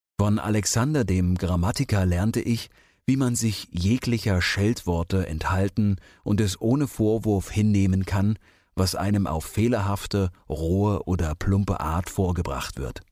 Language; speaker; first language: German; native; German